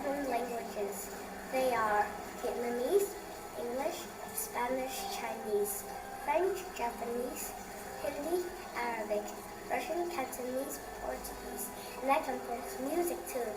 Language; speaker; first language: English; early bilingual, other home language; Vietnamese